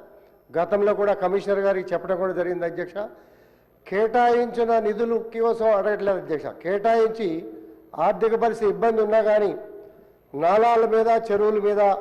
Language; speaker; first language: Telugu; native; Telugu